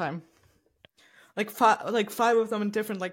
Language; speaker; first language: English; non-native, fluent; Icelandic